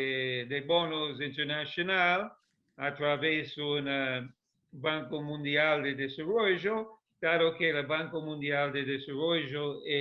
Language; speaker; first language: Spanish; non-native, fluent; English